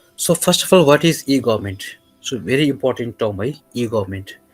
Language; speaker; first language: English; non-native, local second language; Nepali